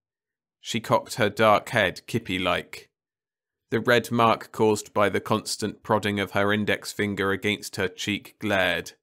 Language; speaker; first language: English; native; English